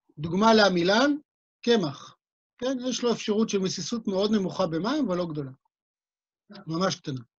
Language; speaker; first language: Hebrew; native; Hebrew